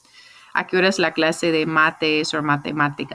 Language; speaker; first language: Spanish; non-native, fluent; English